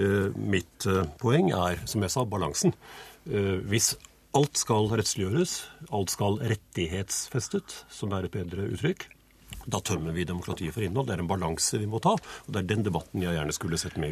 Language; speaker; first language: Norwegian; native; Norwegian